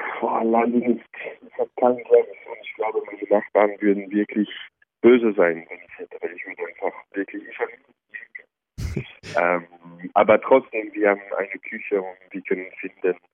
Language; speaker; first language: German; non-native, fluent; French